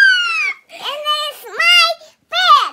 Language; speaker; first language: English; non-native, learner; Russian